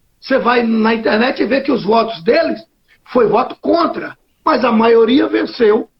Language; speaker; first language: Portuguese; native; Portuguese